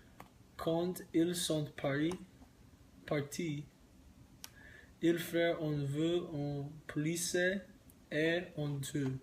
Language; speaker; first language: French; non-native, learner; English